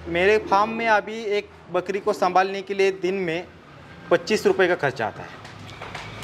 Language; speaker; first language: Hindi; non-native, local second language; Marathi